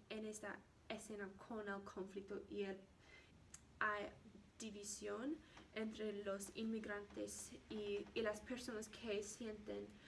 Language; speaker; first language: Spanish; non-native, learner; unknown